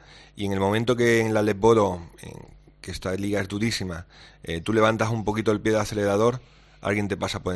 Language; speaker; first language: Spanish; native; Spanish